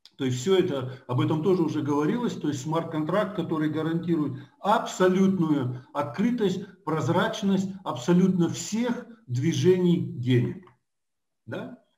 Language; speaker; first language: Russian; native; Russian